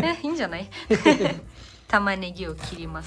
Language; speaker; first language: Japanese; non-native, fluent; Russian